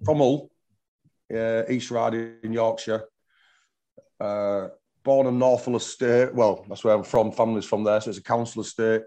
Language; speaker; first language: English; native; English